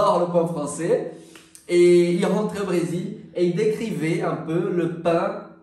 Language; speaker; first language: French; non-native, fluent; Portuguese